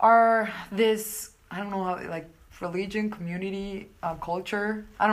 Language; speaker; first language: English; non-native, fluent; Spanish